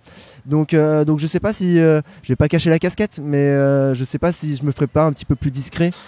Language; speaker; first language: French; native; French